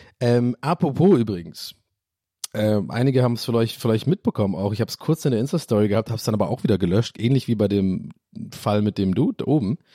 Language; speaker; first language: German; non-native, fluent; English